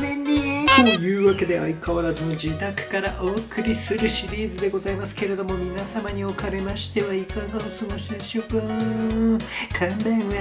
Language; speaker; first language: Japanese; native; Japanese